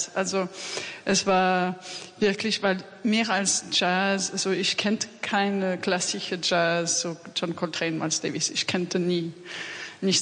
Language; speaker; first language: German; non-native, learner; French